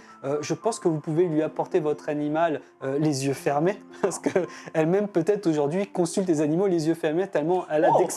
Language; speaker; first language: French; native; French